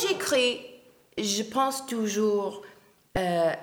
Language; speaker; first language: French; non-native, learner; English